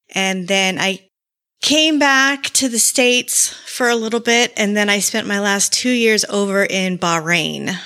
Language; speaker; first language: English; native; English